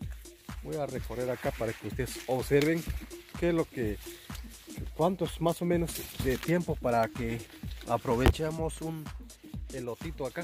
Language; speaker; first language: Spanish; native; Spanish